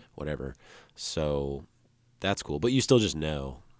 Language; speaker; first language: English; native; English